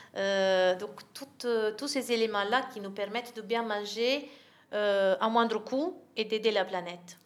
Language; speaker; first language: French; non-native, fluent; Italian